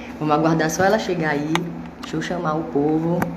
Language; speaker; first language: Portuguese; native; Portuguese